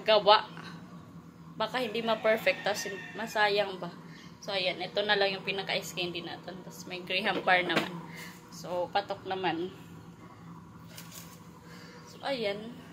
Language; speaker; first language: Filipino; non-native, local second language; Cebuano